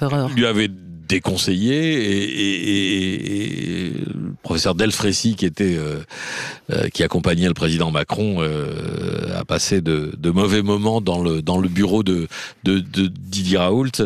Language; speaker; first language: French; native; French